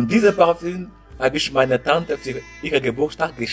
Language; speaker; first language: German; non-native, learner; French